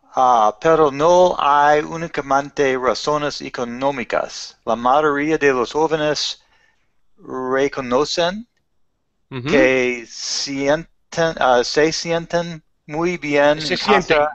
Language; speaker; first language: Spanish; non-native, learner; English